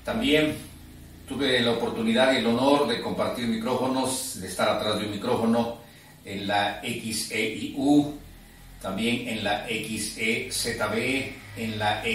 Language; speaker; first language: Spanish; native; Spanish